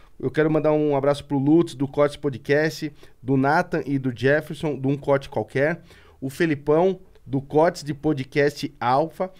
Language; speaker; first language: Portuguese; native; Portuguese